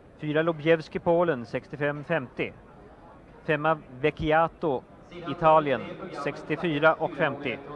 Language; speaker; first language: Swedish; native; Swedish